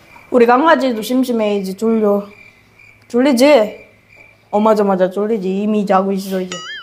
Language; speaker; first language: Korean; non-native, fluent; Filipino